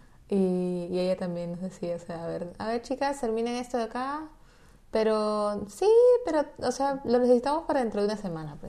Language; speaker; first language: Spanish; native; Spanish